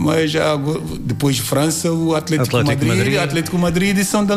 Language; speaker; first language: Portuguese; non-native, learner; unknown